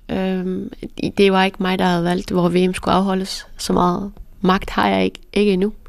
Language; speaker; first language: Danish; early bilingual, other home language; Persian